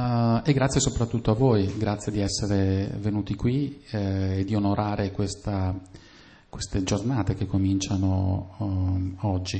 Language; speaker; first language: Italian; native; Italian